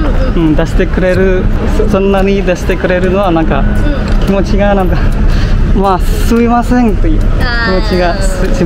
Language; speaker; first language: Japanese; non-native, learner; Indonesian